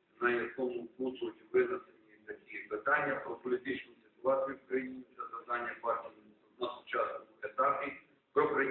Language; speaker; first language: Ukrainian; native; Ukrainian